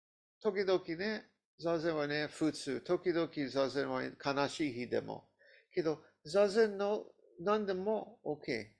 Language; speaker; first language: Japanese; non-native, learner; English